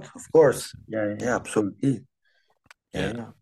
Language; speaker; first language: English; non-native, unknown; French